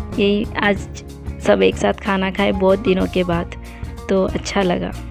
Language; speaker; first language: Hindi; non-native, local second language; Bangla